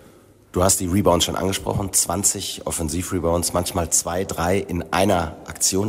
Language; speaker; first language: German; native; German